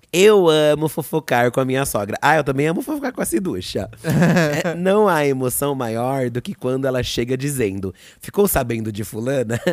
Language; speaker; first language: Portuguese; native; Portuguese